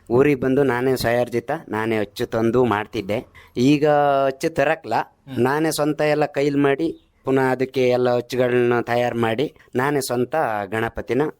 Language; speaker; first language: Kannada; native; Kannada